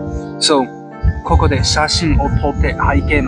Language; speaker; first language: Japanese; non-native, learner; English